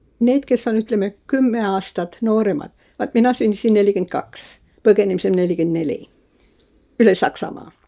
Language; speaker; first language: Estonian; early bilingual, heritage; Estonian